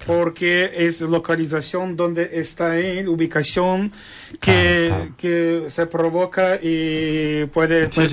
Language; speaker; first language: Spanish; non-native, learner; Ukrainian